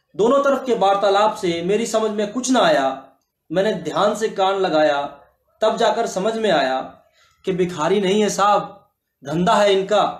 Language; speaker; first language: Hindi; native; Hindi